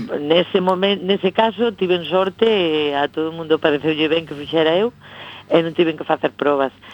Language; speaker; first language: Galician; non-native, local second language; Spanish